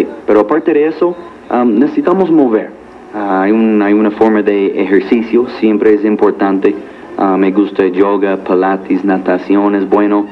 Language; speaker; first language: Spanish; non-native, fluent; English